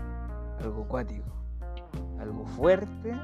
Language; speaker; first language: Spanish; native; Spanish